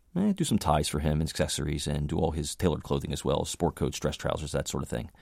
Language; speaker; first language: English; native; English